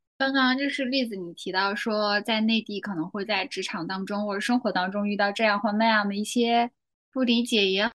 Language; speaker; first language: Chinese; native; Chinese